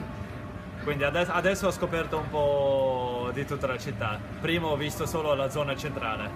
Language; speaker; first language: Italian; non-native, learner; Estonian